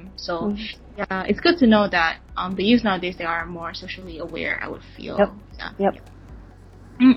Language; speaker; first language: English; non-native, local second language; Malay